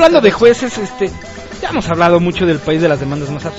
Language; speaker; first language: Spanish; native; Spanish